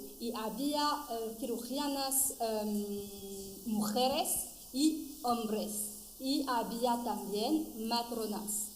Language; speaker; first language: Spanish; non-native, fluent; French